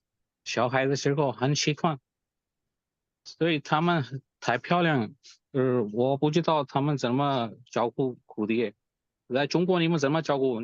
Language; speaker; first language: Chinese; non-native, learner; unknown